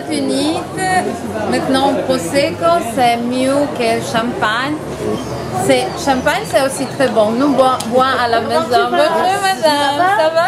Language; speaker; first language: French; non-native, learner; Italian